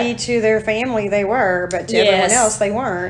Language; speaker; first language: English; native; English